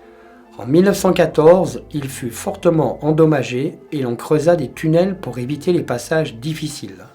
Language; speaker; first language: French; native; French